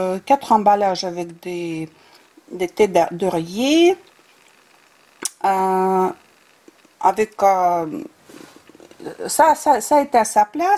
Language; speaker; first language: French; non-native, fluent; Russian